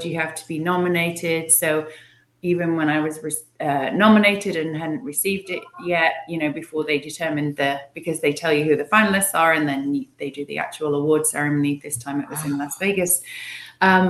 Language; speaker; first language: English; native; English